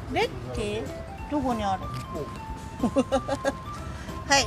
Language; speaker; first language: Japanese; native; Japanese